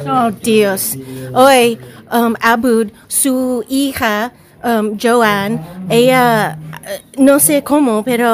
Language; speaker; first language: Spanish; non-native, learner; English